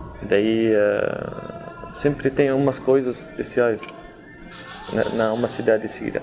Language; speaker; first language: Portuguese; non-native, learner; Arabic